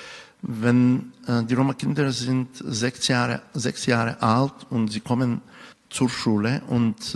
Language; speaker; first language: German; non-native, fluent; Bulgarian